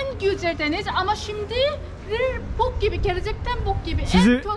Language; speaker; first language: Turkish; non-native, learner; Korean